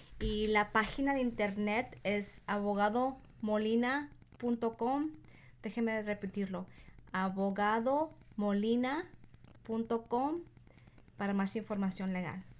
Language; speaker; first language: Spanish; early bilingual, heritage; Spanish